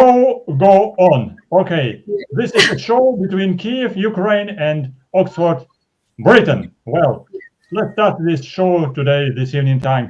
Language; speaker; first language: English; non-native, fluent; Ukrainian